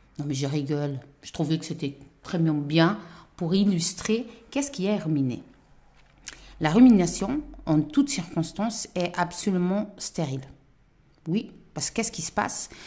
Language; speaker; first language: French; non-native, fluent; Portuguese